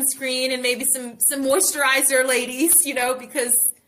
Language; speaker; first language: English; native; English